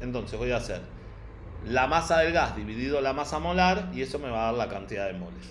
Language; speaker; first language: Spanish; native; Spanish